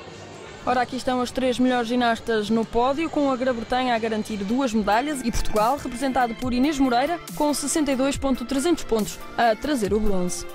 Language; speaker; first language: Portuguese; native; Portuguese